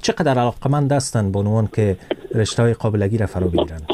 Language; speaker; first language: Persian; native; Persian